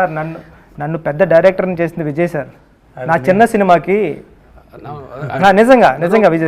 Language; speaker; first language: Telugu; native; Telugu